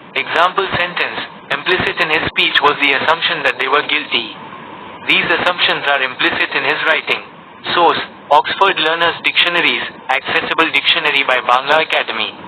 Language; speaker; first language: English; non-native, local second language; Bangla